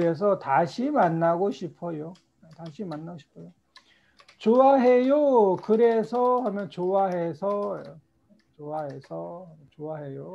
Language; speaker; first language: Korean; non-native, fluent; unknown